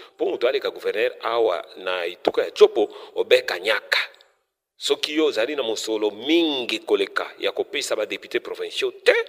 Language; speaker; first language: Lingala; native; Lingala